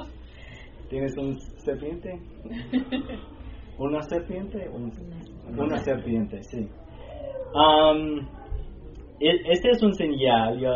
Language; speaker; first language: Spanish; non-native, learner; English